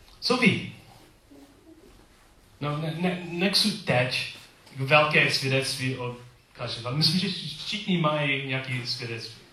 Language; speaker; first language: Czech; non-native, learner; English